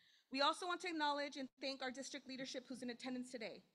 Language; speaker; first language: English; native; English